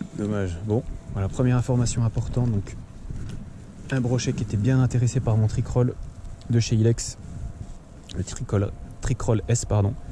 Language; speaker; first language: French; native; French